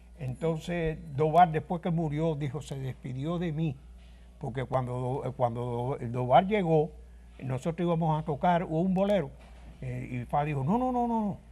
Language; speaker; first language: Spanish; native; Spanish